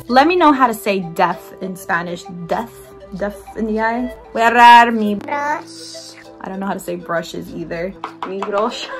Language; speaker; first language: Spanish; early bilingual, heritage; Spanish